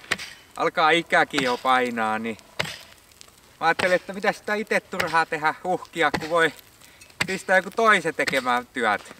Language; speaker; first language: Finnish; native; Finnish